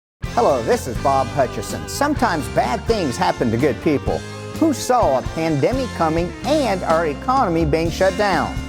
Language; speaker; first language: English; native; English